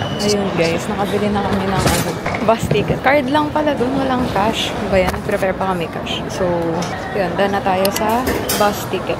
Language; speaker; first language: Filipino; native; Filipino